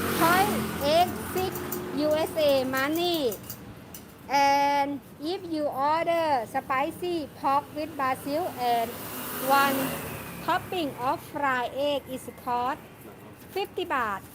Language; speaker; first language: English; non-native, learner; Thai